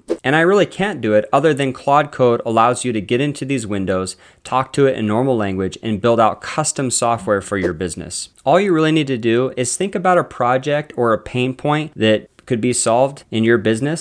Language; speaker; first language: English; native; English